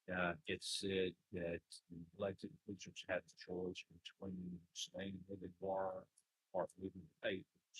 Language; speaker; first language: English; native; English